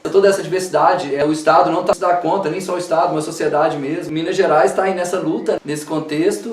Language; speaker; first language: Portuguese; native; Portuguese